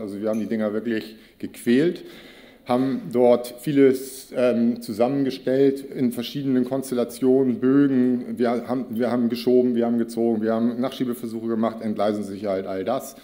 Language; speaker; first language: German; native; German